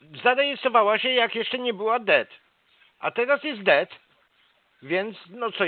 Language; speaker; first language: Polish; native; Polish